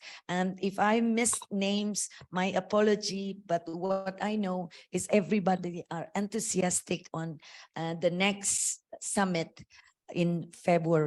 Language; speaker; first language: English; non-native, fluent; Indonesian